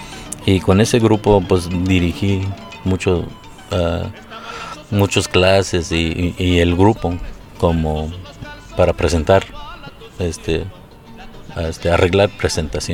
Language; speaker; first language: Spanish; early bilingual, heritage; Spanish